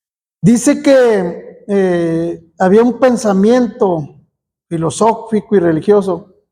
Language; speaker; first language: Spanish; native; Spanish